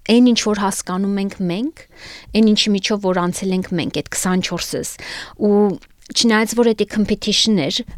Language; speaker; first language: Armenian; native; Armenian